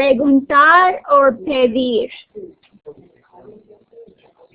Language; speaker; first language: Spanish; non-native, fluent; English